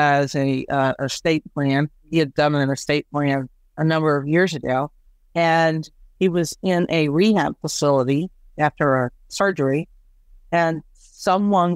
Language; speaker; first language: English; native; English